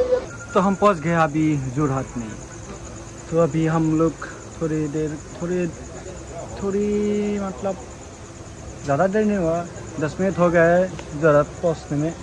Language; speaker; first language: Hindi; non-native, local second language; Assamese